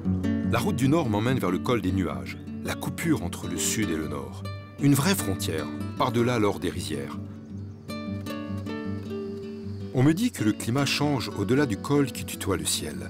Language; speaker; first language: French; native; French